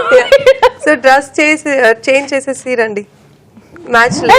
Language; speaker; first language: Telugu; non-native, learner; Kannada